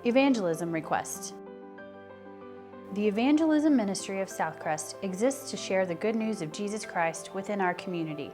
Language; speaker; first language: English; native; English